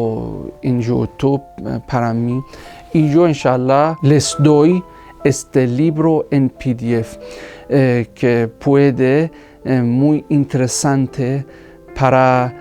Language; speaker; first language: Spanish; non-native, fluent; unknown